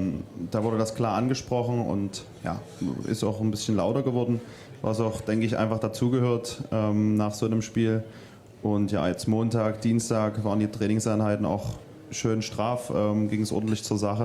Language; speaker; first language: German; native; German